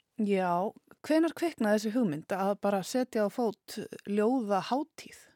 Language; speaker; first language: Icelandic; native; Icelandic